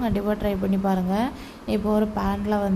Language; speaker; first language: Tamil; native; Tamil